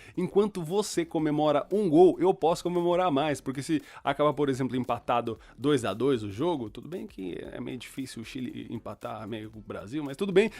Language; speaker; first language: Portuguese; early bilingual, other home language; Spanish